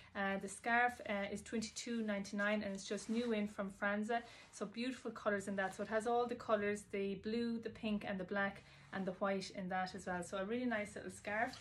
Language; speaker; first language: English; native; English